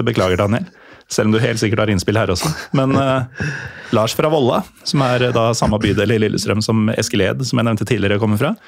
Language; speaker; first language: Norwegian; native; Norwegian